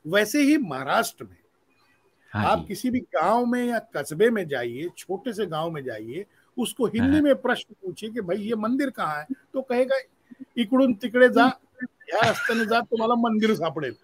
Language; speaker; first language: Hindi; non-native, local second language; Marathi